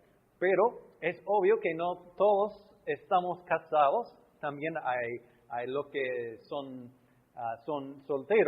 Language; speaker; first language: Spanish; non-native, fluent; English